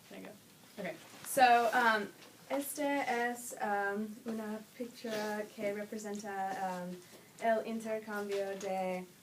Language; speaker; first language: Spanish; non-native, learner; English